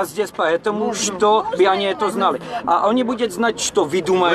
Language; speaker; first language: Russian; non-native, learner; Czech